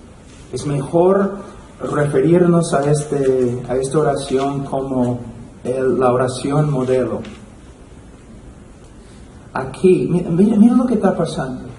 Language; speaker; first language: Spanish; non-native, fluent; English